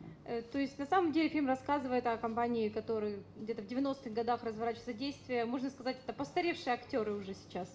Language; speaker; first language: Russian; native; Russian